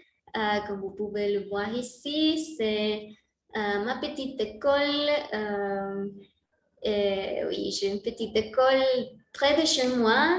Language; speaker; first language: French; non-native, learner; Spanish